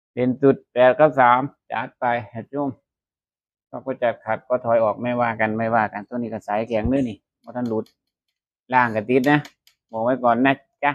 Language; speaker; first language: Thai; native; Thai